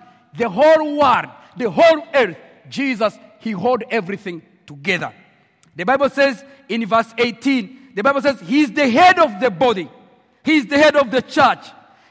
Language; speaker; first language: English; non-native, local second language; Kinyarwanda